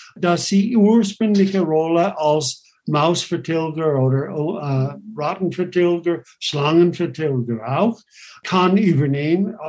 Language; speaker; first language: German; non-native, fluent; English